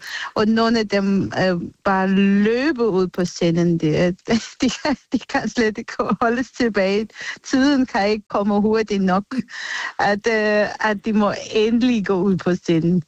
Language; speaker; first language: Danish; non-native, fluent; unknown